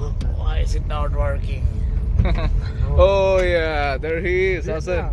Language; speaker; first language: English; non-native, local second language; Malayalam